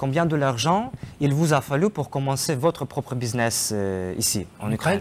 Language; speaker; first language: French; non-native, fluent; Ukrainian